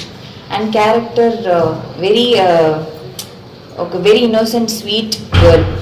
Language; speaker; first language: Telugu; non-native, local second language; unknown